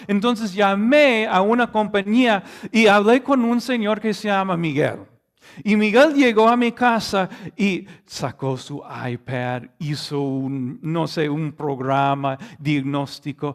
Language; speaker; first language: Spanish; non-native, fluent; English